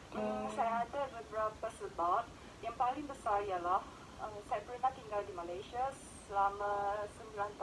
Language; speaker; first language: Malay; non-native, fluent; Japanese